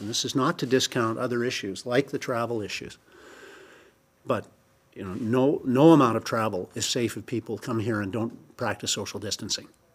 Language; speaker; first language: English; native; English